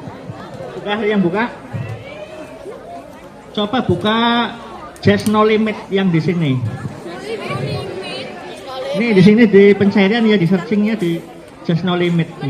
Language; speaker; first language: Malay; non-native, local second language; Javanese